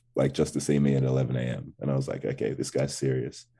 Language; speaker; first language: English; native; English